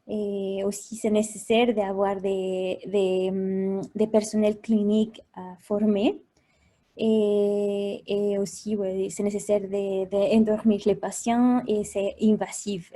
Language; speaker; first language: French; non-native, fluent; Spanish